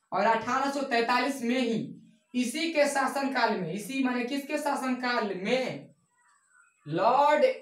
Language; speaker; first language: Hindi; native; Hindi